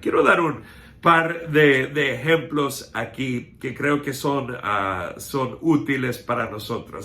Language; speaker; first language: Spanish; non-native, fluent; English